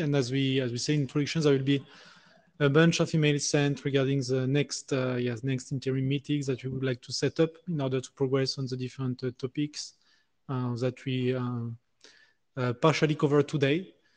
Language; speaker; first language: English; non-native, fluent; French